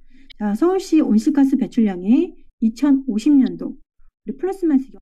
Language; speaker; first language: Korean; native; Korean